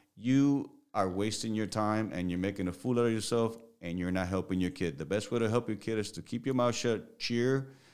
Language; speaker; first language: English; early bilingual, other home language; Spanish